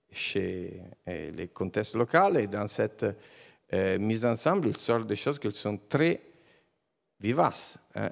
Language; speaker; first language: French; non-native, learner; Italian